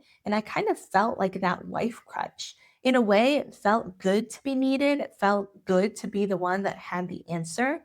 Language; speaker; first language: English; native; English